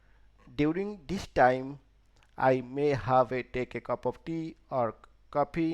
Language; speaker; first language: English; non-native, fluent; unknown